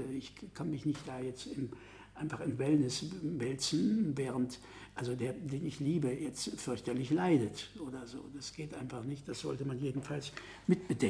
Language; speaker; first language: German; native; German